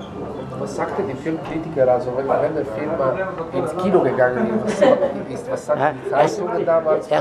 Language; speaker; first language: German; non-native, fluent; Italian